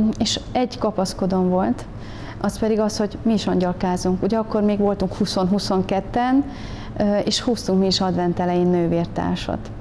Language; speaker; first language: Hungarian; native; Hungarian